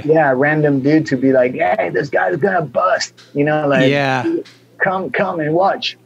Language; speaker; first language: English; non-native, fluent; Spanish